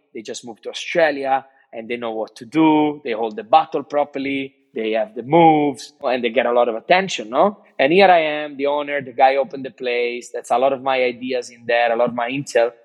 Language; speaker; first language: English; non-native, fluent; Italian